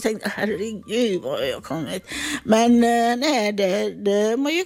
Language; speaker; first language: Swedish; non-native, fluent; Italian